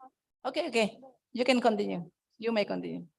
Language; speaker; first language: English; non-native, fluent; Indonesian